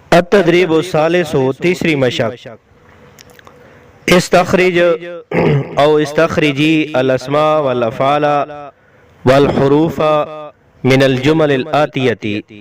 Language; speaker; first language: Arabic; non-native, fluent; Urdu